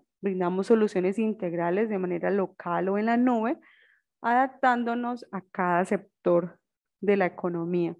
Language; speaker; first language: Spanish; native; Spanish